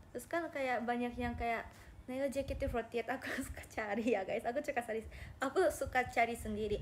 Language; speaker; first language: Indonesian; non-native, learner; Japanese